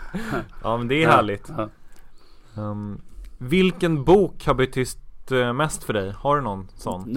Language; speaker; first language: Swedish; native; Swedish